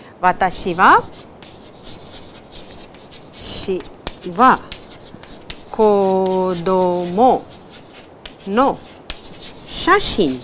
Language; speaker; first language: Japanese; non-native, fluent; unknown